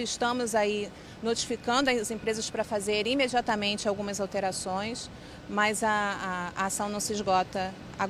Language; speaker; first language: Portuguese; native; Portuguese